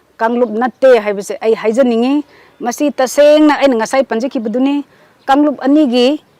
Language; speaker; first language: Manipuri; non-native, local second language; Rongmei Naga